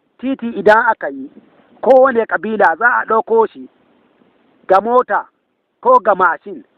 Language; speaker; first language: Hausa; non-native, local second language; Fula